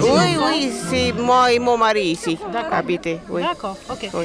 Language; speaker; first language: French; non-native, learner; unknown